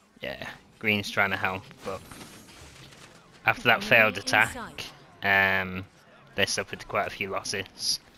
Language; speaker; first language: English; native; English